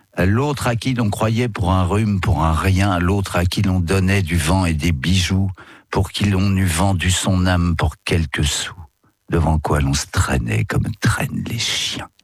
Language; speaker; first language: French; native; French